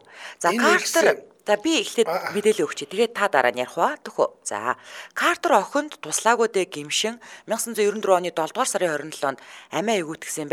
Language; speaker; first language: Mongolian; native; Mongolian